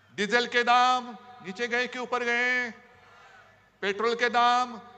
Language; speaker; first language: Hindi; non-native, local second language; Marathi